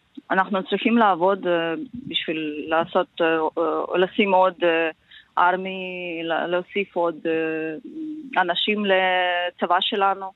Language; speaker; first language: Hebrew; non-native, learner; Ukrainian